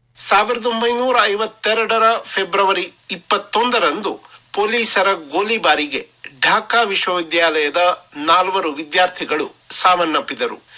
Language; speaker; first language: Kannada; non-native, local second language; Marathi